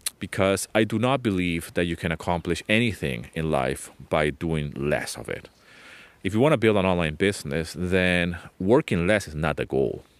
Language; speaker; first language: English; non-native, fluent; Spanish